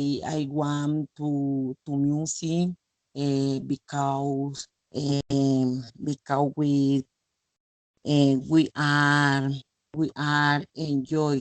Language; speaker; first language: English; non-native, learner; Spanish